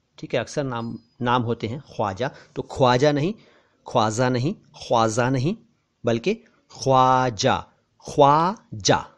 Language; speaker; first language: Urdu; native; Urdu